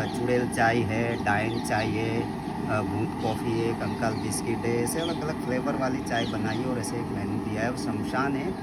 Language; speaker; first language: Hindi; non-native, local second language; Gujarati